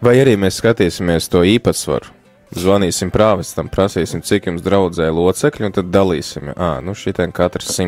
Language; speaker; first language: Latvian; native; Latvian